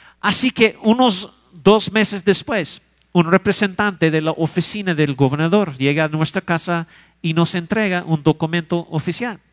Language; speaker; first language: Spanish; non-native, fluent; English